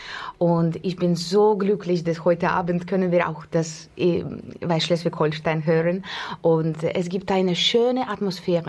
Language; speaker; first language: German; non-native, fluent; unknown